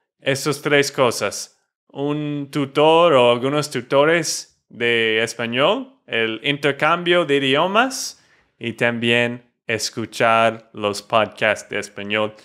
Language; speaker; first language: Spanish; non-native, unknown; English